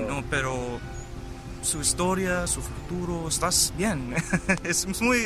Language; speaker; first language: Spanish; early bilingual, heritage; English